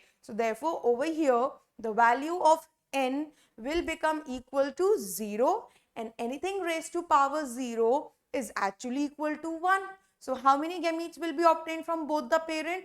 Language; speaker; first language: English; non-native, local second language; Hindi